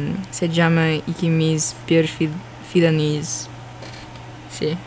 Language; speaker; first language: Spanish; non-native, learner; English